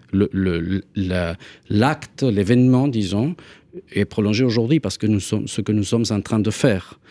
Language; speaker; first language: French; non-native, fluent; Spanish